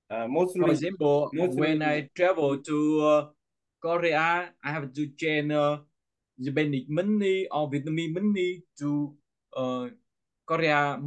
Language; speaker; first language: English; non-native, learner; Vietnamese